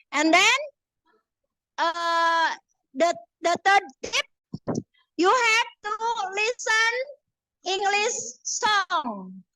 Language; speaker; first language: English; non-native, learner; Indonesian